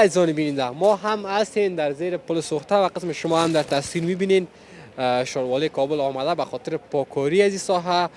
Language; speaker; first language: Persian; native; Persian